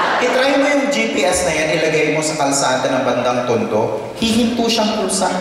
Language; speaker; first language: Filipino; native; Filipino